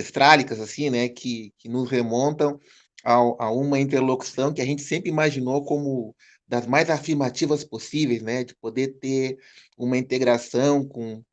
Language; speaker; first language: Portuguese; native; Portuguese